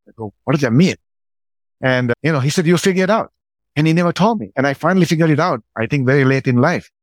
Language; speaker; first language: English; non-native, local second language; Sinhala